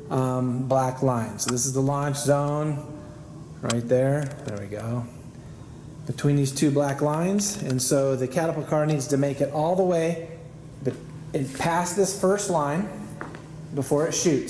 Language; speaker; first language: English; native; English